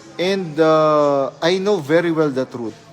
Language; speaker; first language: English; non-native, learner; Filipino